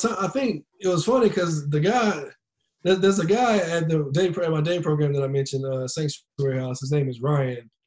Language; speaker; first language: English; native; English